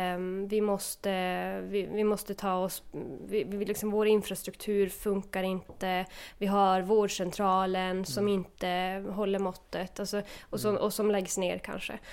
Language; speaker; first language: Swedish; native; Swedish